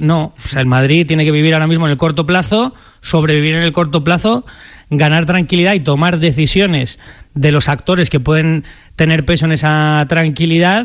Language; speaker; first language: Spanish; native; Spanish